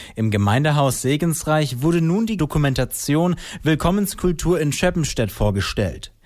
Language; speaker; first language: German; native; German